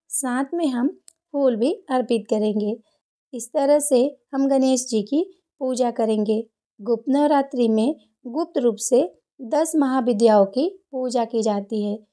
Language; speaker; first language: Hindi; native; Hindi